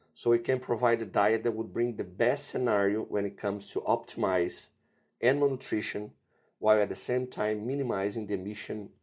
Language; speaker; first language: English; non-native, fluent; Portuguese